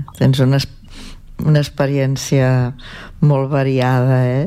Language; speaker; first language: Catalan; native; Catalan